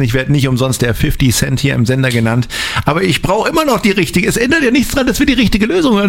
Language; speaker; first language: German; native; German